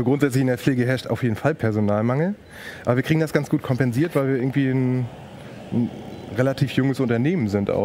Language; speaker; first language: German; native; German